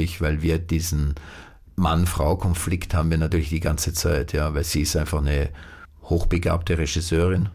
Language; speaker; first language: German; native; German